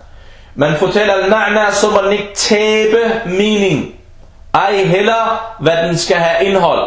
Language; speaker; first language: Danish; early bilingual, other home language; Arabic